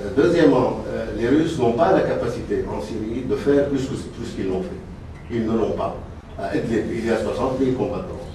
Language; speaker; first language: French; non-native, local second language; Arabic